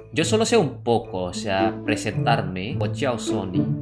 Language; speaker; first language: Spanish; non-native, fluent; Indonesian